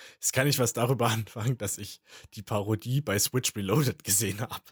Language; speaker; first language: German; native; German